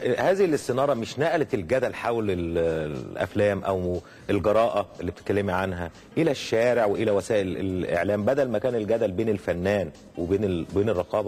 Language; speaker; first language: Arabic; native; Arabic